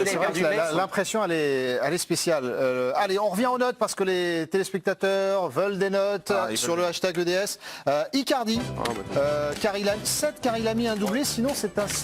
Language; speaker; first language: French; native; French